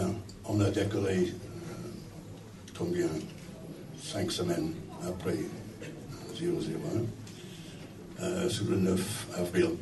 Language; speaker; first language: French; non-native, fluent; English